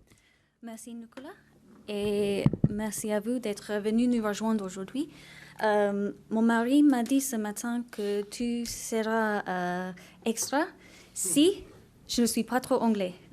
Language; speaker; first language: French; non-native, fluent; English